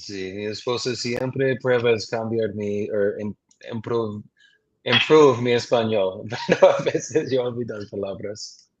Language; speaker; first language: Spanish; non-native, learner; English